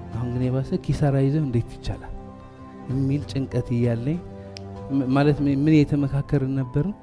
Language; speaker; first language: Amharic; early bilingual, heritage; Amharic